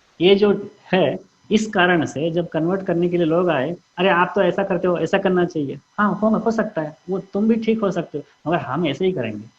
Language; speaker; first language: Hindi; non-native, local second language; Kannada